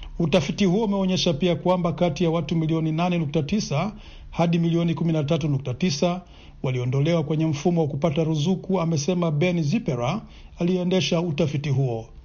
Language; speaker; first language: Swahili; non-native, local second language; Rundi